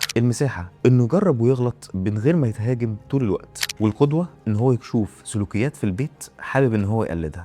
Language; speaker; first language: Arabic; native; Arabic